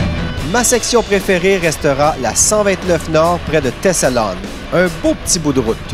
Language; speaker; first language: French; native; French